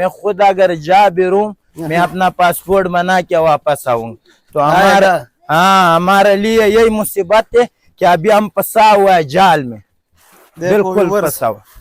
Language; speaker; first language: Hindi; non-native, local second language; Pashto